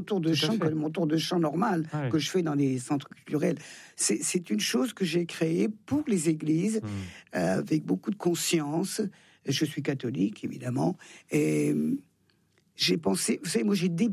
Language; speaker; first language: French; native; French